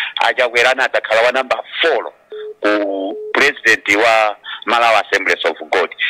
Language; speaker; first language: Nyanja; non-native, local second language; Tumbuka